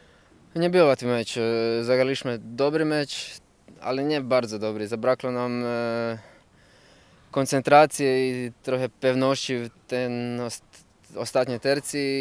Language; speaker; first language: Polish; non-native, learner; Croatian